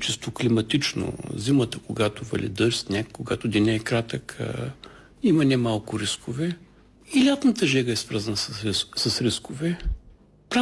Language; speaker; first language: Bulgarian; native; Bulgarian